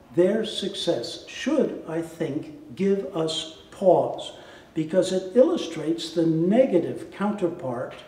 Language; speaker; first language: English; native; English